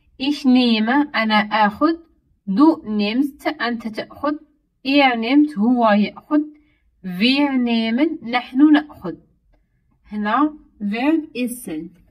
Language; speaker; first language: German; non-native, learner; Arabic